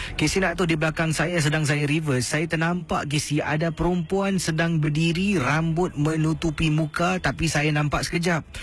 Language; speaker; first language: Malay; native; Malay